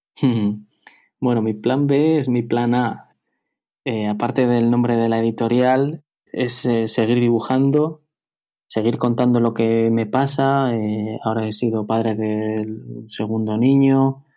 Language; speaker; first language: Spanish; native; Spanish